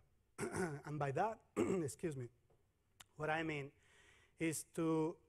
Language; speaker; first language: English; non-native, fluent; Spanish